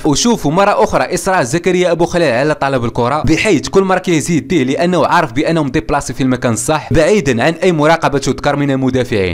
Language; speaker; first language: Arabic; native; Arabic